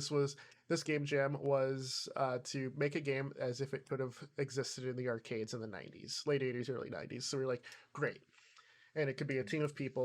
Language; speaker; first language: English; native; English